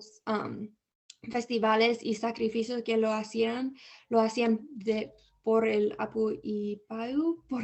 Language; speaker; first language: Spanish; early bilingual, heritage; Spanish